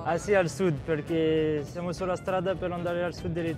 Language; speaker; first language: Italian; non-native, learner; French